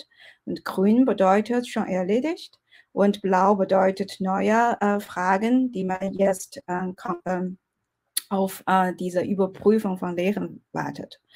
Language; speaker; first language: German; non-native, fluent; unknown